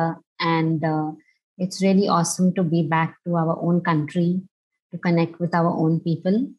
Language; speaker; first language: English; non-native, local second language; Hindi